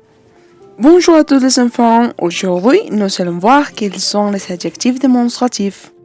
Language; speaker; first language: French; non-native, fluent; Spanish